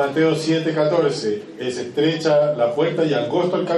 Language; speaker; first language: Spanish; native; Spanish